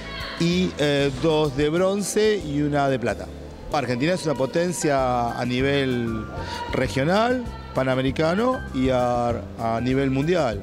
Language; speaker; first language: Spanish; native; Spanish